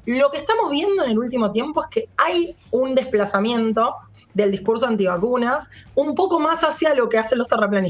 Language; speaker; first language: Spanish; native; Spanish